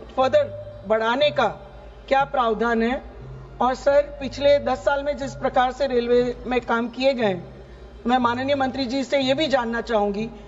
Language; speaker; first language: Hindi; non-native, local second language; Gujarati